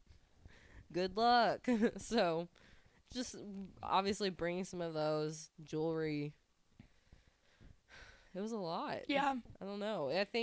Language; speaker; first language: English; native; English